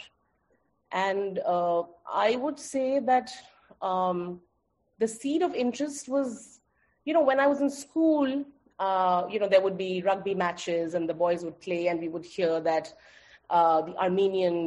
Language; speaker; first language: English; non-native, local second language; Bangla